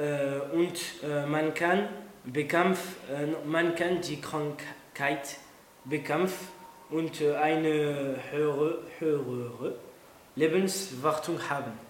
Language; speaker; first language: German; non-native, learner; French